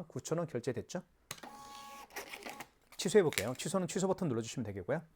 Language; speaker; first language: Korean; native; Korean